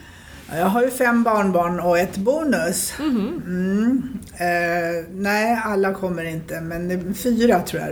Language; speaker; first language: Swedish; native; Swedish